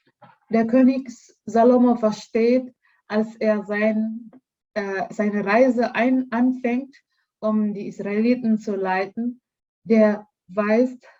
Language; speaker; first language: German; non-native, learner; Indonesian